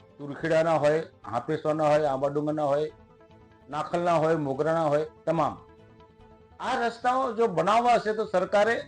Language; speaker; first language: Gujarati; non-native, local second language; Rathawi